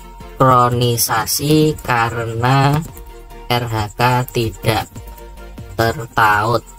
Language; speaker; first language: Indonesian; native; Indonesian